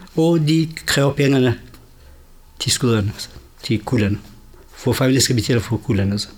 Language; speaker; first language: Danish; non-native, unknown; Kurdish